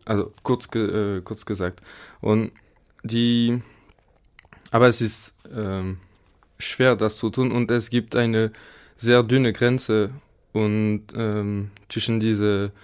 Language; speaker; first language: German; non-native, fluent; French